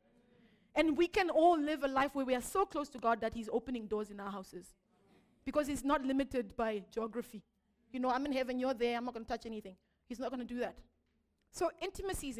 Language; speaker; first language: English; non-native, local second language; Shona